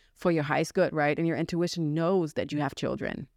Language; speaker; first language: English; non-native, fluent; German